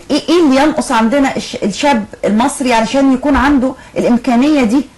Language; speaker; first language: Arabic; native; Arabic